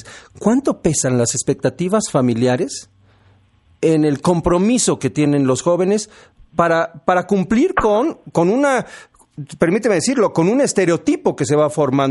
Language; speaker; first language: Spanish; native; Spanish